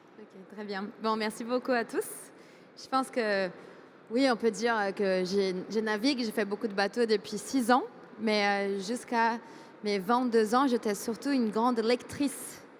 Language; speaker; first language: French; non-native, fluent; Portuguese